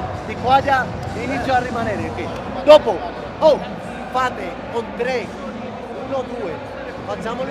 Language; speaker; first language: Italian; non-native, learner; Spanish